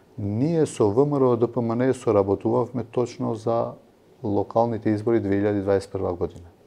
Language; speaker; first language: Macedonian; non-native, local second language; Albanian